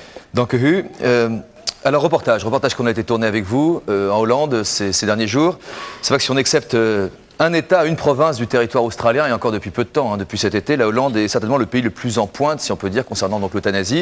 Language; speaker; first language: French; native; French